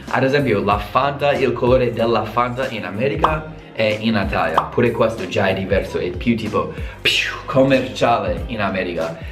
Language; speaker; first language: Italian; non-native, fluent; English